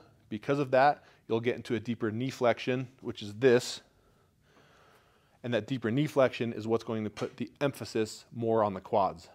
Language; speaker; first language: English; native; English